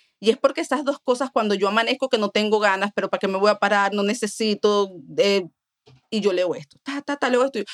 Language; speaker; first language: Spanish; native; Spanish